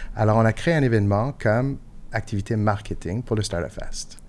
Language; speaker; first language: French; non-native, fluent; English